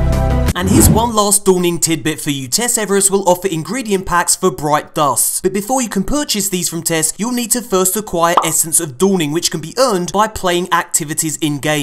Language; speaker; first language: English; native; English